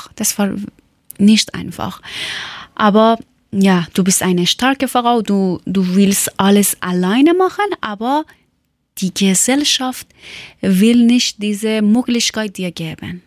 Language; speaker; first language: German; non-native, learner; Persian